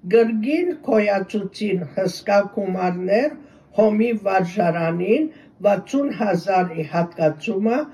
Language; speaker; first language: Armenian; early bilingual, heritage; Armenian